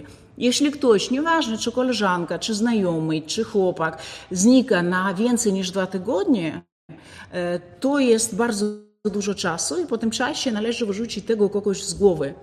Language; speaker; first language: Polish; non-native, fluent; Ukrainian